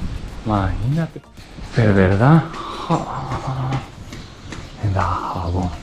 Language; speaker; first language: Spanish; non-native, learner; Japanese